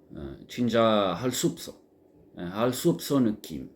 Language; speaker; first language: Korean; non-native, learner; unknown